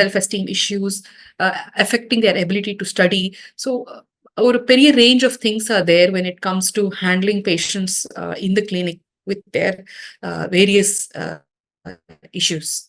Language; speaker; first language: English; non-native, local second language; Tamil